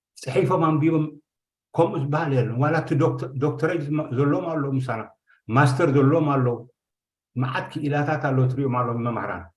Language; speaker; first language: Tigrinya; native; Tigrinya